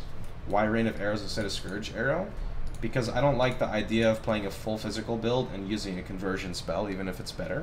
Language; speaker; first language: English; native; English